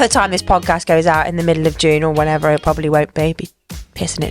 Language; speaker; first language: English; native; English